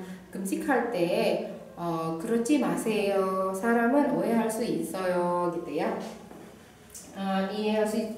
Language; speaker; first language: Korean; non-native, fluent; Indonesian